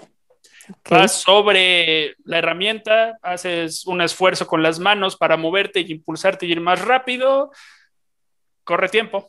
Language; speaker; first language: Spanish; native; Spanish